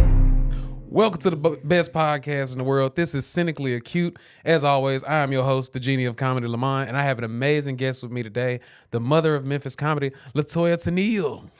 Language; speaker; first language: English; native; English